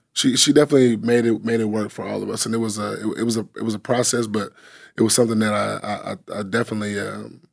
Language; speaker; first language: English; native; English